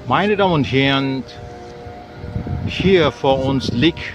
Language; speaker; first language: German; non-native, learner; Indonesian